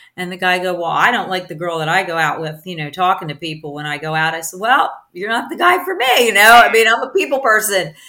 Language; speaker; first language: English; early bilingual, other home language; Italian